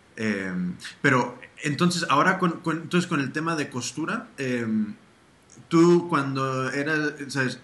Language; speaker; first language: Spanish; early bilingual, heritage; Spanish